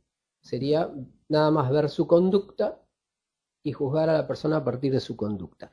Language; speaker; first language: Spanish; native; Spanish